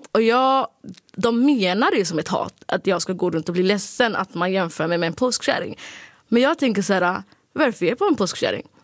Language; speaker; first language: Swedish; early bilingual, other home language; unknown